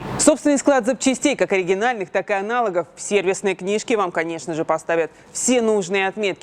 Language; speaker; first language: Russian; native; Russian